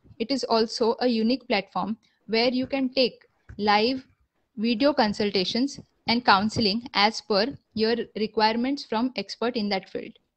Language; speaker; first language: English; non-native, local second language; Marathi